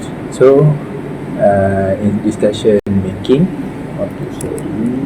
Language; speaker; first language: English; non-native, learner; Malay